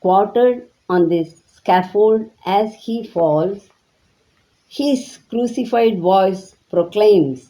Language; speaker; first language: English; non-native, local second language; Tamil